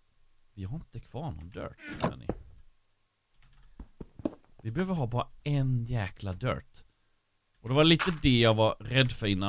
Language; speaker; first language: Swedish; native; Swedish